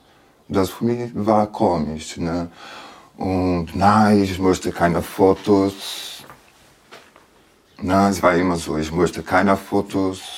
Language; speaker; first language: German; non-native, learner; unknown